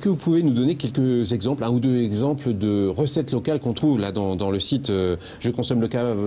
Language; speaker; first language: French; native; French